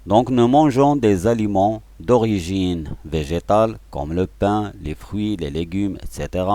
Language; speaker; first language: French; non-native, local second language; Arabic